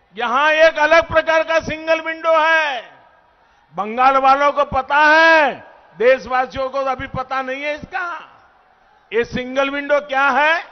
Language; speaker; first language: Hindi; native; Hindi